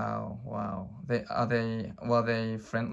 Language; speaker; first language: English; non-native, learner; Japanese